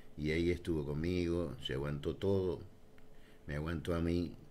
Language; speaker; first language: Spanish; native; Spanish